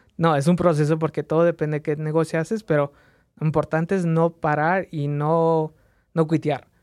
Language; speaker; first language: Spanish; early bilingual, heritage; Spanish